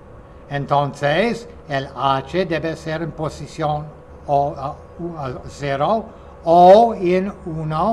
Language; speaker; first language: Spanish; non-native, fluent; English